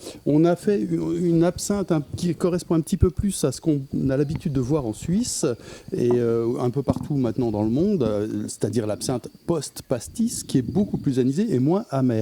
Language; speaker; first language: French; native; French